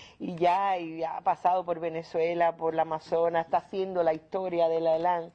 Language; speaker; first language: Spanish; native; Spanish